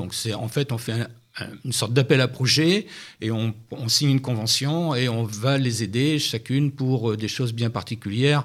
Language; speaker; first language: French; native; French